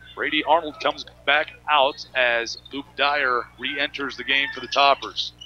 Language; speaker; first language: English; native; English